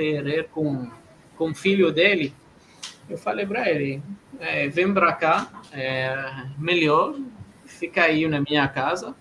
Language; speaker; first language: Portuguese; non-native, fluent; Arabic